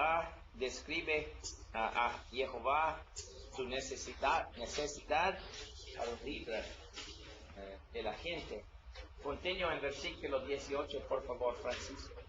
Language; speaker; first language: Spanish; non-native, learner; English